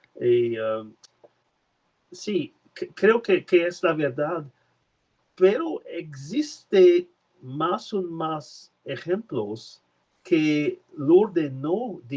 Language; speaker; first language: Spanish; non-native, learner; French